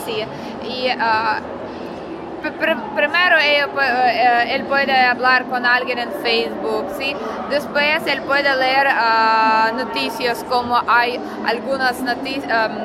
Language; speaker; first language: Spanish; non-native, learner; Russian